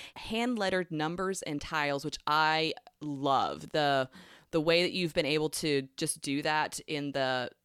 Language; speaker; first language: English; native; English